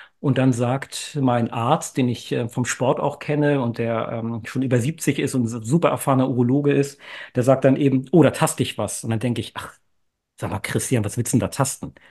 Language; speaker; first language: German; native; German